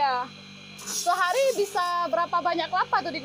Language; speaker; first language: Indonesian; native; Indonesian